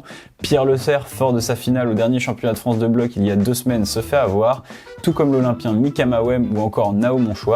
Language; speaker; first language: French; native; French